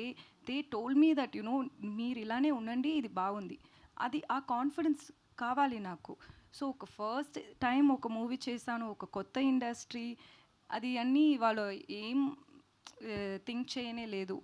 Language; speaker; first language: Telugu; non-native, learner; Tamil